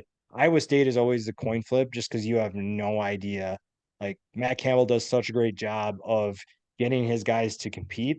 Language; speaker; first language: English; native; English